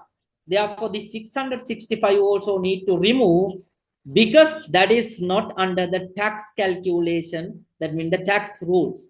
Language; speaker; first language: English; non-native, local second language; Sinhala